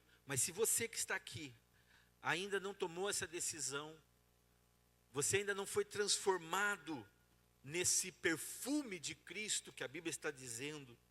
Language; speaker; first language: Portuguese; native; Portuguese